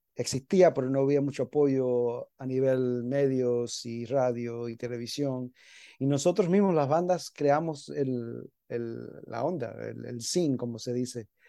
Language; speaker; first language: Spanish; early bilingual, heritage; Spanish